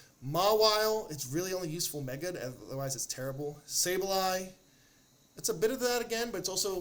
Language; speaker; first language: English; native; English